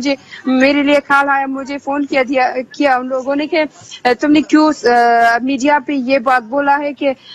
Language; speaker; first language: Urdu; non-native, fluent; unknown